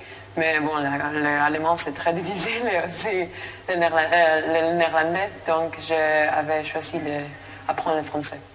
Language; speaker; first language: French; non-native, learner; Spanish